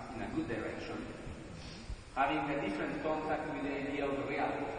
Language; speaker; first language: English; non-native, fluent; Italian